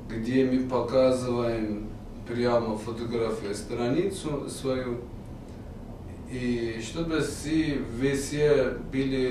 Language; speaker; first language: Russian; non-native, fluent; Persian